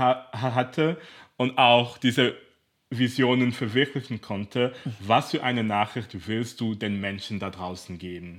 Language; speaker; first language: German; native; German